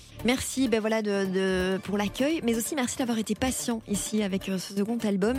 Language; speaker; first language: French; native; French